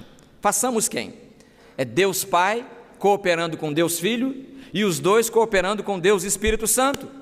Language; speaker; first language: Portuguese; native; Portuguese